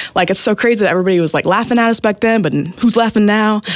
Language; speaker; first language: English; native; English